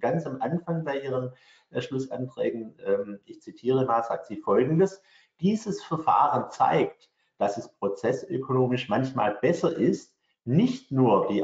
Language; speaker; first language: German; native; German